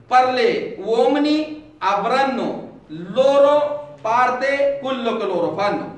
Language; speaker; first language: Italian; non-native, fluent; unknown